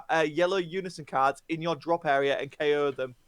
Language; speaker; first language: English; native; English